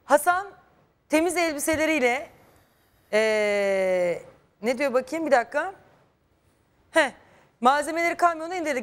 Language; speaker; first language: Turkish; native; Turkish